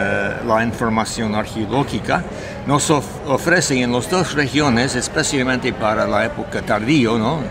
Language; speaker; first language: Spanish; non-native, fluent; English